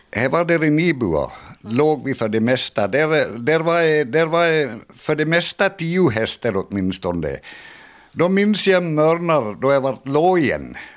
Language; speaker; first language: Swedish; native; Swedish